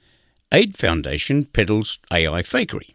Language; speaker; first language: English; native; English